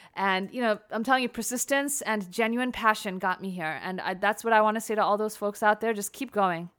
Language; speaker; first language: English; native; English